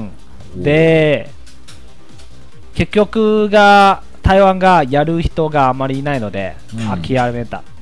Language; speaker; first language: Japanese; non-native, learner; Chinese